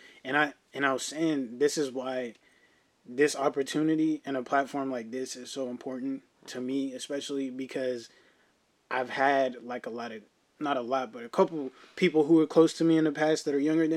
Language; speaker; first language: English; early bilingual, other home language; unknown